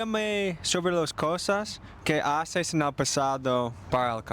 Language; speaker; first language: Spanish; non-native, learner; English